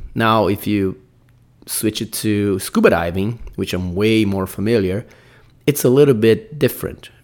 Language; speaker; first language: English; non-native, fluent; Portuguese